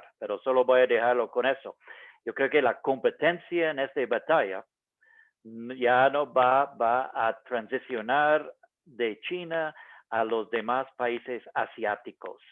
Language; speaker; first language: Spanish; non-native, fluent; English